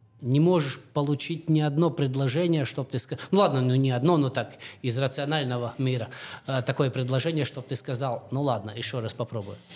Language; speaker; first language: Russian; non-native, local second language; Latvian